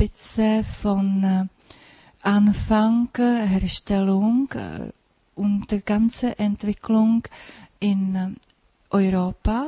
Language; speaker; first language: German; non-native, learner; Czech